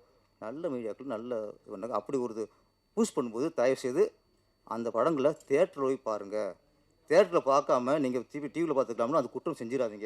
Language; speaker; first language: Tamil; native; Tamil